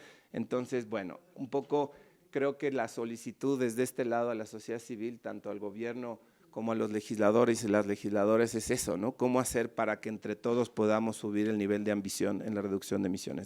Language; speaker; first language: Spanish; native; Spanish